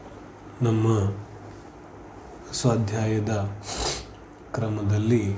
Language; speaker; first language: Kannada; non-native, local second language; Hindi